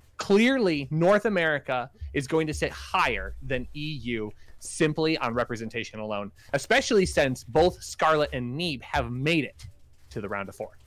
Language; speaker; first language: English; native; English